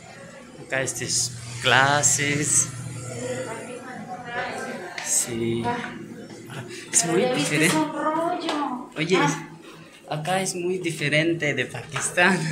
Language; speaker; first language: Spanish; non-native, learner; Hindi